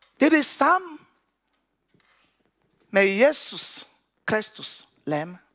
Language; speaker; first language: Danish; non-native, learner; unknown